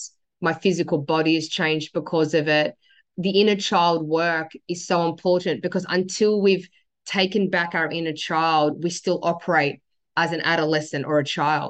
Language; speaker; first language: English; native; English